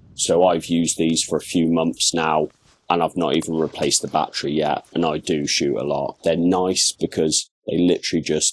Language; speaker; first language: English; native; English